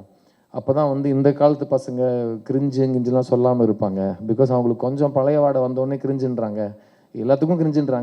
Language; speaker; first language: Tamil; native; Tamil